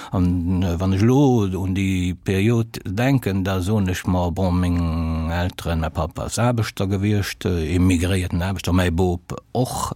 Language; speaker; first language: Luxembourgish; early bilingual, other home language; Italian